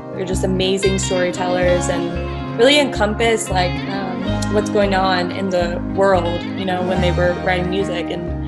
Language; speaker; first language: English; native; English